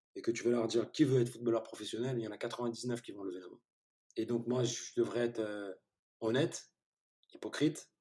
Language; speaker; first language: French; early bilingual, other home language; Turkish